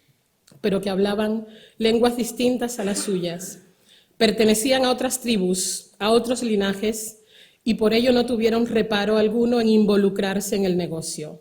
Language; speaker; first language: Spanish; native; Spanish